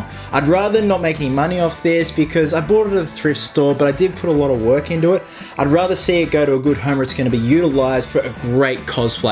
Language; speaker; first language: English; native; English